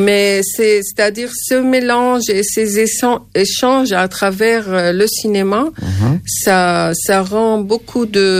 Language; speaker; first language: French; non-native, fluent; Arabic